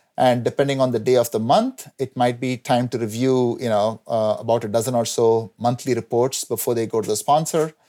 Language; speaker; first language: English; non-native, local second language; Tamil